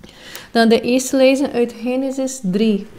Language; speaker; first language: Dutch; non-native, fluent; Portuguese